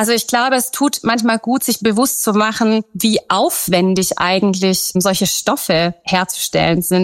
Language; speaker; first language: German; native; German